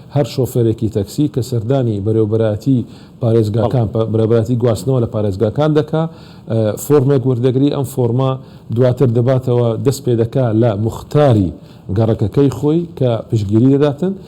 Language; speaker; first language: Central Kurdish; non-native, local second language; Assyrian Neo-Aramaic